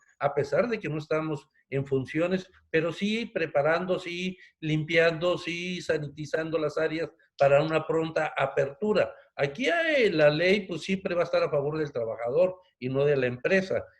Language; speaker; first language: Spanish; native; Spanish